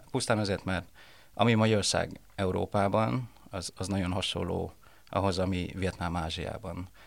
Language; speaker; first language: Hungarian; early bilingual, other home language; Vietnamese